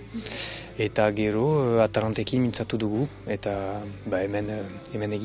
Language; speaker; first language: Basque; non-native, local second language; French